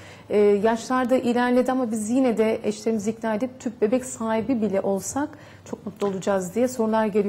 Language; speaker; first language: Turkish; native; Turkish